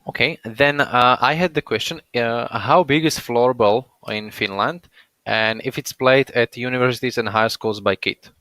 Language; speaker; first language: English; non-native, fluent; Slovak